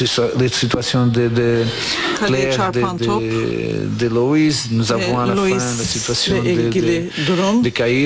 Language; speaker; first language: French; non-native, fluent; Portuguese